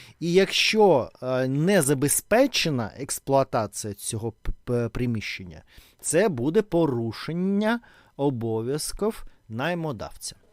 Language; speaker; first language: Ukrainian; non-native, local second language; Russian